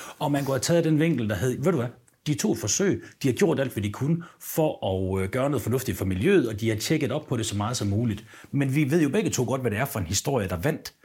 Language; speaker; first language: Danish; native; Danish